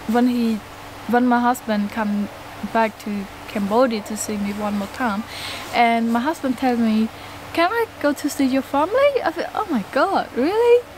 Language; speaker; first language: English; non-native, learner; Khmer